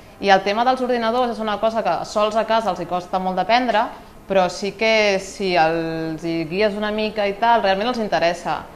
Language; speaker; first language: Catalan; native; Catalan